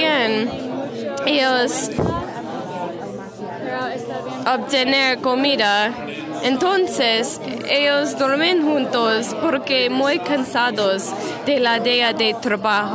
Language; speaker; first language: Spanish; non-native, learner; English